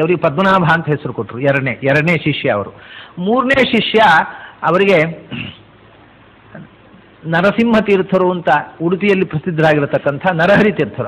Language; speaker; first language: Kannada; native; Kannada